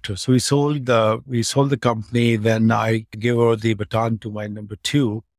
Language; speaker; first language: English; non-native, local second language; Hindi